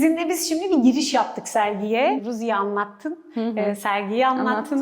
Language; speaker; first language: Turkish; native; Turkish